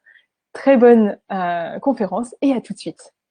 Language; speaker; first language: French; native; French